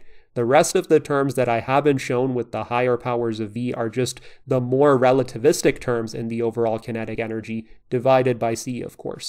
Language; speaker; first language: English; native; English